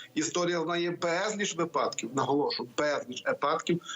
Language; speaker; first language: Ukrainian; native; Ukrainian